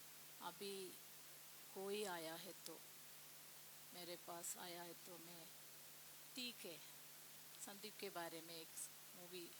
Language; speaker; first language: Hindi; non-native, local second language; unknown